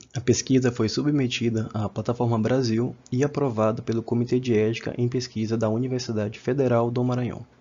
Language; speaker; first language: Portuguese; native; Portuguese